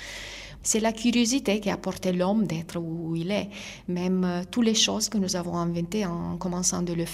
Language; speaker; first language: French; non-native, fluent; Italian